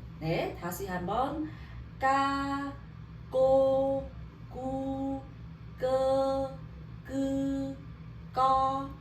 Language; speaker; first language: Korean; non-native, learner; Vietnamese